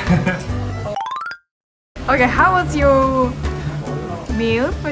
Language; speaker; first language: English; non-native, fluent; Japanese